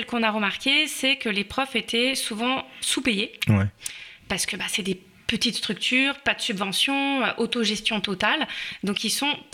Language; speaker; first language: French; native; French